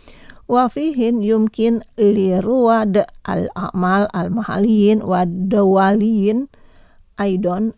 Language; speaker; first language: Arabic; non-native, fluent; Indonesian